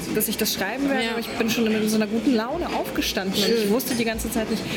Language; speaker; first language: German; non-native, fluent; Polish